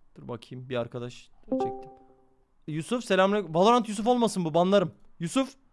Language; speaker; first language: Turkish; native; Turkish